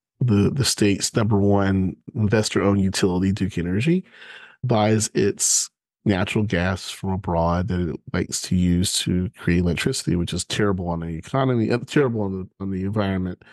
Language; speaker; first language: English; native; English